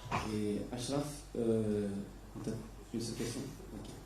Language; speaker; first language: French; native; French